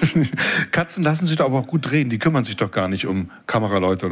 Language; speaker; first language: German; native; German